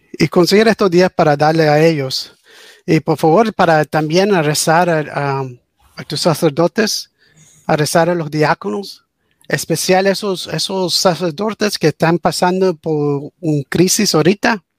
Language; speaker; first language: Spanish; early bilingual, heritage; English